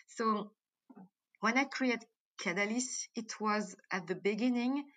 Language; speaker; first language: English; non-native, fluent; French